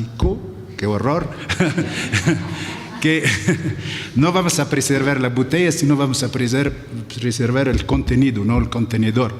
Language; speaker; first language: Spanish; non-native, fluent; Arabic